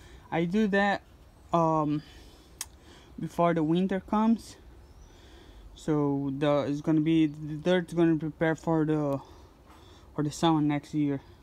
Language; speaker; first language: English; non-native, fluent; Portuguese